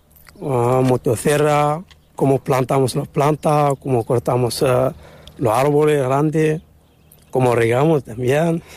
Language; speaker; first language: Spanish; non-native, learner; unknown